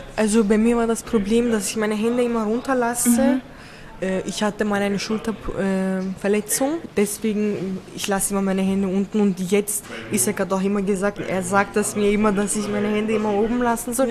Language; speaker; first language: German; early bilingual, other home language; Turkish